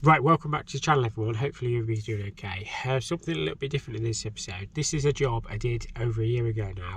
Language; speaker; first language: English; native; English